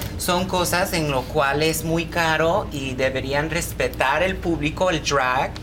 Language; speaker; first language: Spanish; early bilingual, heritage; Spanish